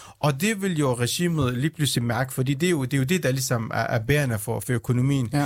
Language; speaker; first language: Danish; early bilingual, other home language; Central Kurdish